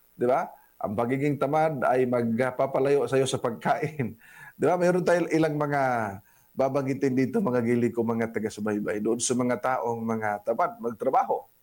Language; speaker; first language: Filipino; non-native, local second language; Cebuano